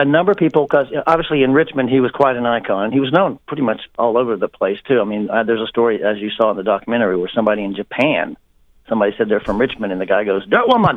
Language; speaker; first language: English; native; English